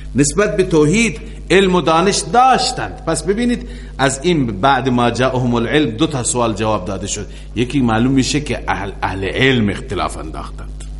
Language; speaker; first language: Persian; native; Persian